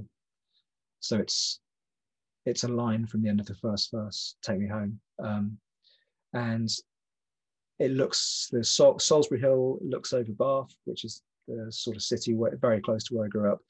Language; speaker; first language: English; native; English